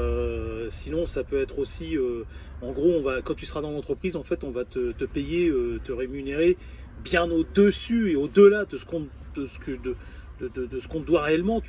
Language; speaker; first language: French; native; French